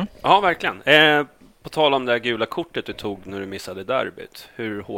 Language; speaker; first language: Swedish; native; Swedish